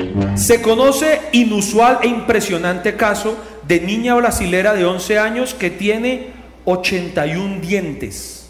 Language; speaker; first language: Spanish; native; Spanish